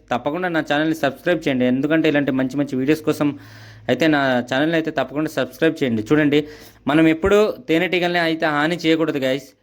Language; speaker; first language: Telugu; native; Telugu